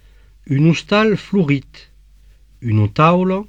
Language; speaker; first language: Catalan; non-native, learner; Italian